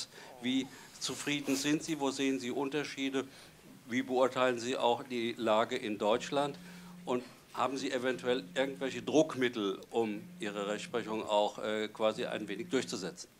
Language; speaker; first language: German; native; German